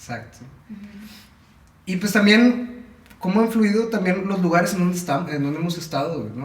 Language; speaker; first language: Spanish; native; Spanish